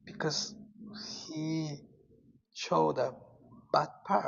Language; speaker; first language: English; non-native, learner; Spanish